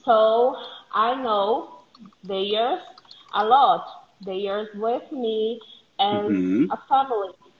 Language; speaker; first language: English; non-native, learner; Portuguese